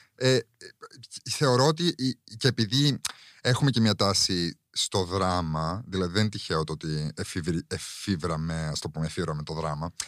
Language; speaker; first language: Greek; early bilingual, heritage; Greek